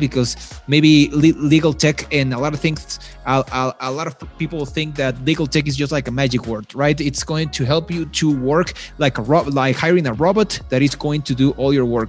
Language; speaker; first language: English; non-native, fluent; Spanish